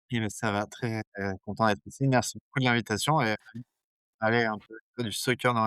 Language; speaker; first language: French; native; French